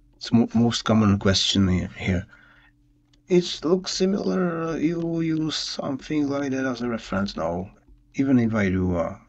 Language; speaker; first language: English; non-native, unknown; Czech